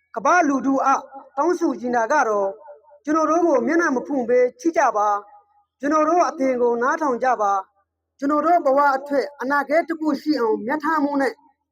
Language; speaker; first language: Burmese; non-native, local second language; Rohingya